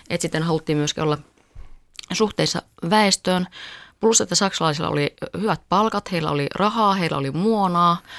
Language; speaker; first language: Finnish; native; Finnish